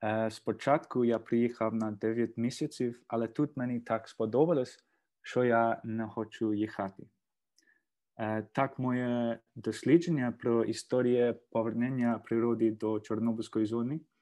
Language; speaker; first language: Ukrainian; non-native, fluent; English